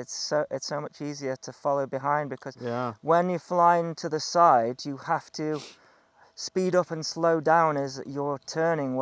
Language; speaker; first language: English; native; English